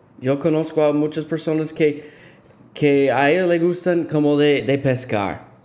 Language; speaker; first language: Spanish; non-native, fluent; English